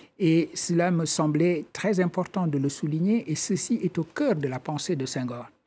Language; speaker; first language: French; non-native, local second language; Wolof